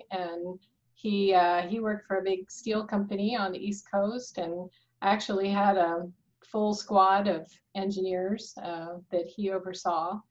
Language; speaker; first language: English; native; English